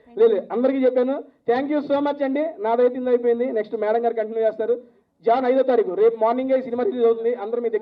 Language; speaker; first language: Telugu; native; Telugu